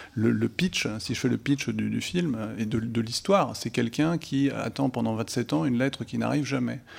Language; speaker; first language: French; native; French